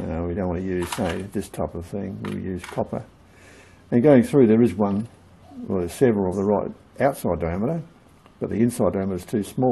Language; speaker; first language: English; native; English